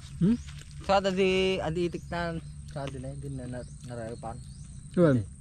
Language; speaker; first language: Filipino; non-native, local second language; Iloko